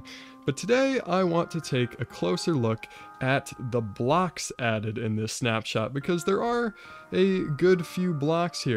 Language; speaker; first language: English; native; English